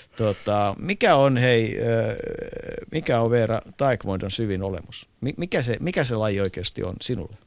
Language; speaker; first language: Finnish; native; Finnish